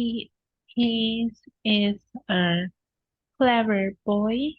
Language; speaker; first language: English; non-native, learner; Vietnamese